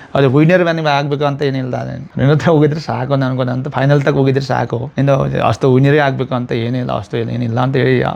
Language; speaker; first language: Kannada; non-native, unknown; Nepali